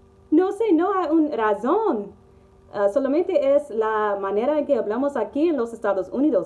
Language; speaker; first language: Spanish; non-native, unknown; English